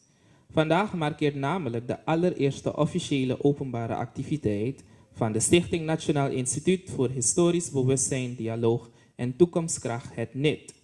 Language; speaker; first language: Dutch; native; Dutch